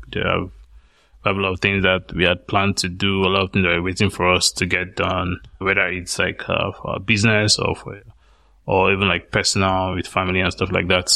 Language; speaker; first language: English; non-native, local second language; Yoruba